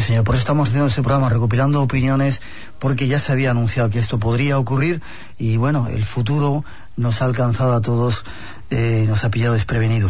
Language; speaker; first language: Spanish; native; Spanish